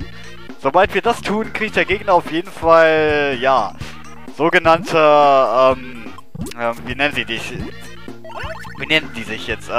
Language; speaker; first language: German; native; German